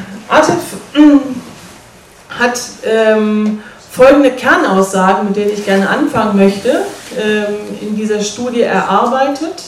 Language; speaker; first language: German; native; German